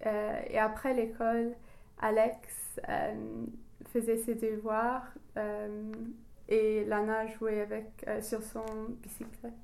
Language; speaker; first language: French; non-native, learner; English